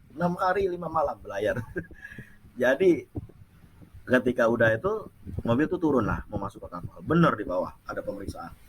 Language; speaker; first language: Indonesian; non-native, local second language; Achinese